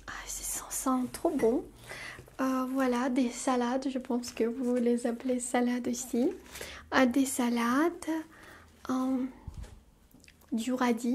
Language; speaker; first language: French; non-native, fluent; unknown